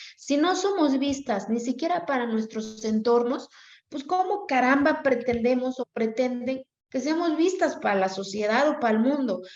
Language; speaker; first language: Spanish; non-native, local second language; Zapotec